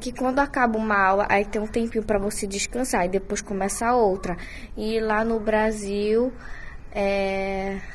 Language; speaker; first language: Portuguese; early bilingual, other home language; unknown